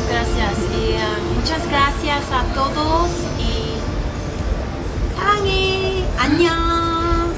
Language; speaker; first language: Spanish; non-native, learner; Korean